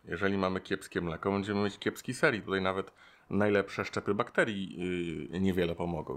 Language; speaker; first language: Polish; native; Polish